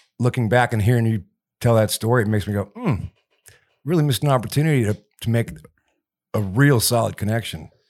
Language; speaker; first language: English; native; English